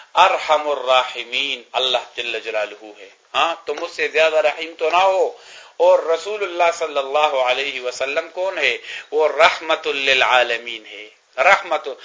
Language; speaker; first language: Urdu; non-native, local second language; Pashto